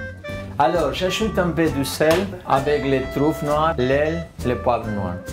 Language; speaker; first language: French; non-native, fluent; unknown